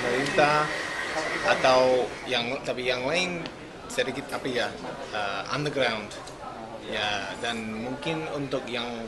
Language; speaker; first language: Indonesian; non-native, learner; English